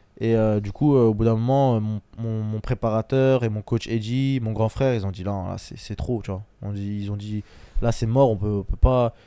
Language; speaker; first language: French; early bilingual, other home language; Chechen